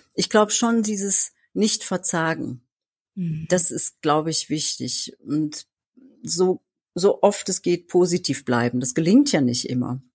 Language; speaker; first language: German; native; German